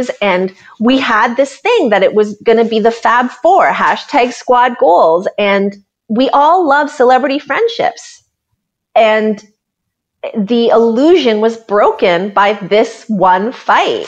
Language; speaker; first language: English; native; English